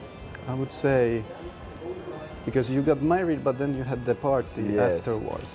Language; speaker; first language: English; non-native, fluent; Finnish